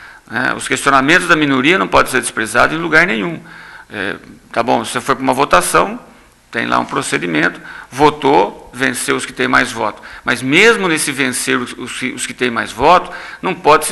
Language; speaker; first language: Portuguese; native; Portuguese